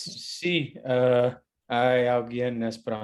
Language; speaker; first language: Spanish; non-native, learner; English